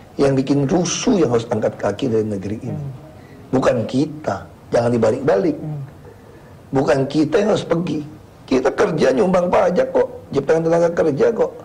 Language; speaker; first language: Indonesian; native; Indonesian